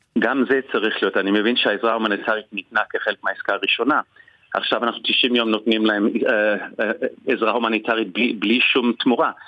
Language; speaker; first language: Hebrew; non-native, fluent; English